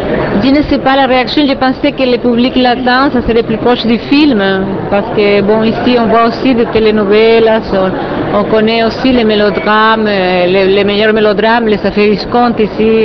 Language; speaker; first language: French; non-native, fluent; Spanish